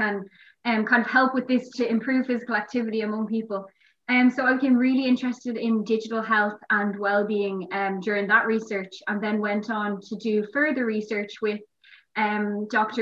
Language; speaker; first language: English; native; English